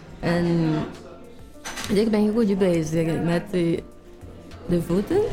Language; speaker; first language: Dutch; non-native, learner; Portuguese